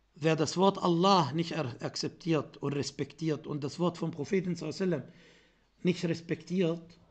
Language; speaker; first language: German; non-native, fluent; Arabic